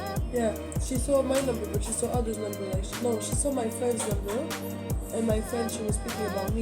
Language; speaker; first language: English; non-native, fluent; French